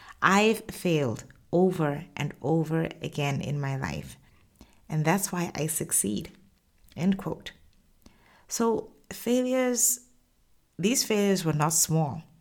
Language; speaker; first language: English; non-native, local second language; Tswana